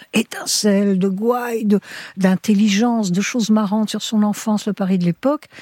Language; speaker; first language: French; early bilingual, heritage; French